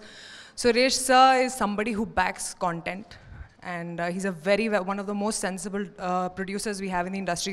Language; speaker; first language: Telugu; non-native, learner; Hindi